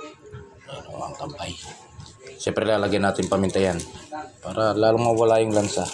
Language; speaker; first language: Filipino; non-native, local second language; Pampanga